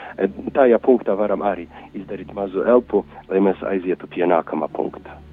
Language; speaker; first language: Latvian; non-native, fluent; Polish